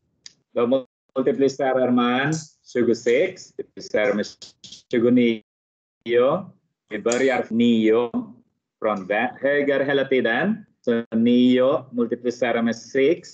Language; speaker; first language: Swedish; non-native, fluent; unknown